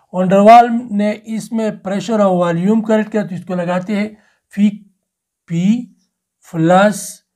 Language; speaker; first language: Urdu; non-native, local second language; Pashto